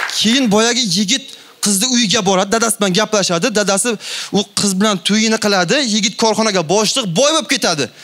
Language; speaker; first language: Uzbek; native; Uzbek